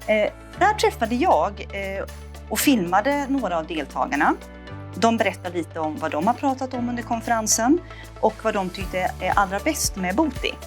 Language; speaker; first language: Swedish; native; Swedish